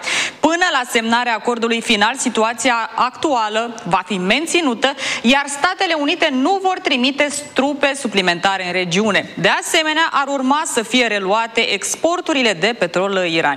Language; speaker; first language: Romanian; native; Romanian